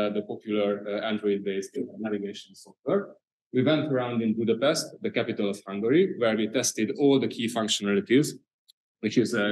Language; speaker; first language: English; non-native, fluent; Hungarian